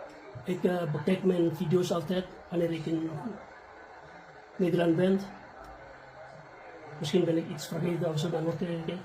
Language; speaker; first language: Dutch; non-native, fluent; Indonesian